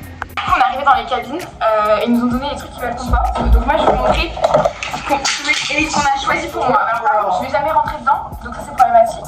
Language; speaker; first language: French; native; French